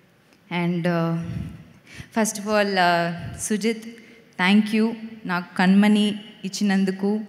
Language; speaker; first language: Telugu; non-native, learner; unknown